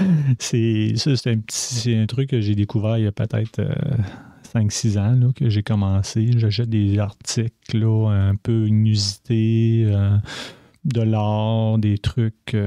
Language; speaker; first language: French; native; French